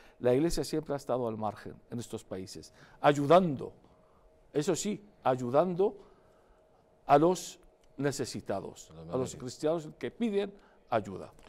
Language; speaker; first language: Spanish; non-native, fluent; Arabic